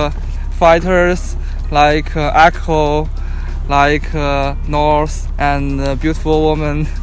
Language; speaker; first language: English; non-native, learner; Chinese